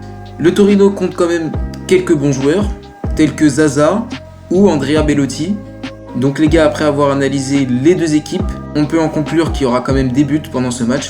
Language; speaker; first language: French; native; French